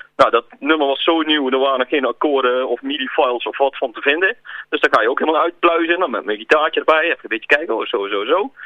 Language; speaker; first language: Dutch; native; Dutch